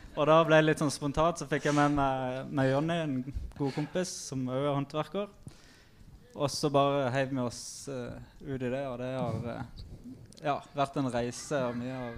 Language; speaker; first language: Norwegian; native; Norwegian